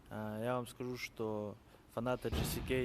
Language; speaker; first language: Russian; native; Russian